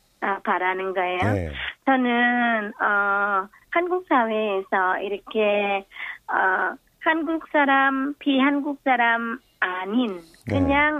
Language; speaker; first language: Korean; non-native, fluent; Thai